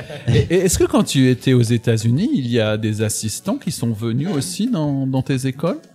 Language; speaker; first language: French; native; French